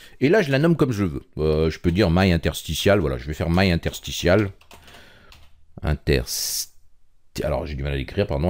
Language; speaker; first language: French; native; French